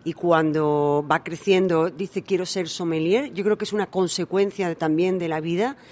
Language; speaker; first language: Spanish; native; Spanish